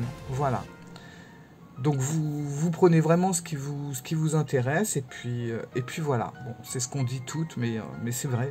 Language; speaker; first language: French; native; French